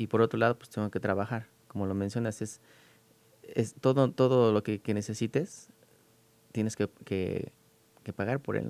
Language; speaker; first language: Spanish; native; Spanish